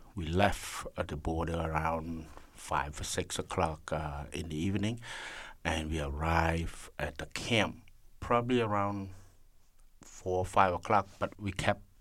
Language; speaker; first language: English; non-native, learner; Khmer